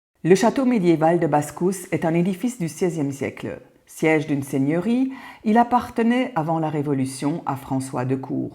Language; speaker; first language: French; native; French